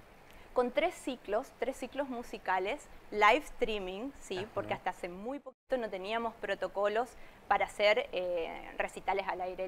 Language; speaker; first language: Spanish; native; Spanish